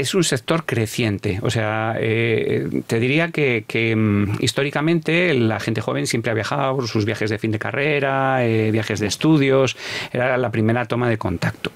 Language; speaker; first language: Spanish; native; Spanish